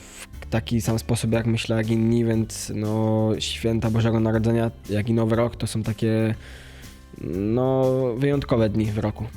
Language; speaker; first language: Polish; native; Polish